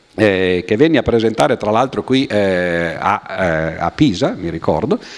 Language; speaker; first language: Italian; native; Italian